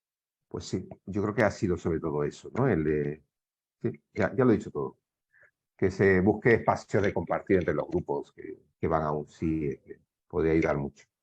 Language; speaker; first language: Spanish; native; Spanish